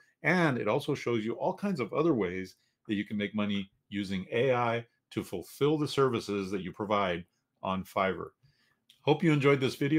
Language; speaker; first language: English; native; English